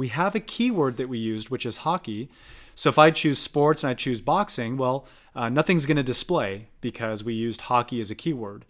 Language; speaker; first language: English; native; English